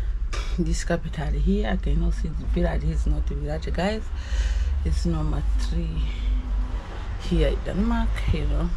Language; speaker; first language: English; non-native, learner; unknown